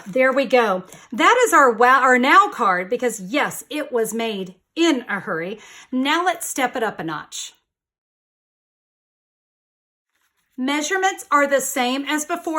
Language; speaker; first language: English; native; English